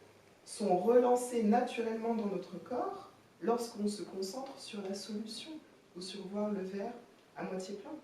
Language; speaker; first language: French; native; French